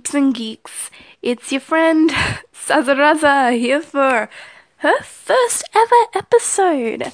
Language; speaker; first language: English; native; English